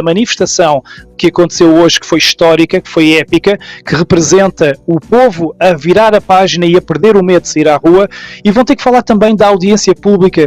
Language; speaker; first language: Portuguese; native; Portuguese